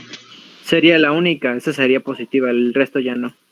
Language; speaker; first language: Spanish; native; Spanish